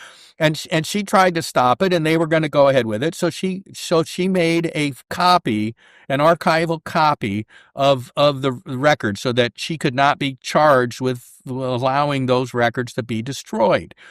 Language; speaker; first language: English; native; English